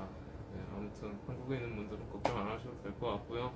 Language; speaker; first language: Korean; native; Korean